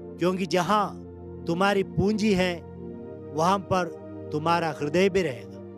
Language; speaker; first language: Hindi; non-native, local second language; Malayalam